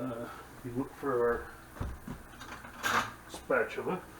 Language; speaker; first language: English; native; English